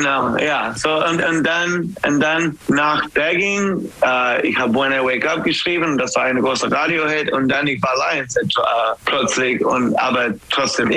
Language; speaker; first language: German; non-native, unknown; English